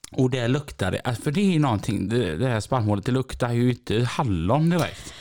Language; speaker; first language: Swedish; native; Swedish